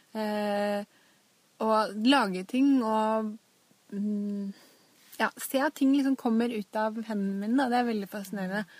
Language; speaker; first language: Norwegian; native; Norwegian